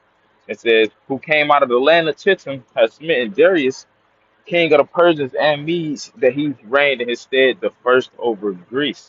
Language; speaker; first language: English; native; English